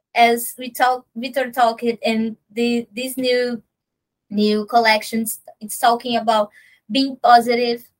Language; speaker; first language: English; non-native, learner; Portuguese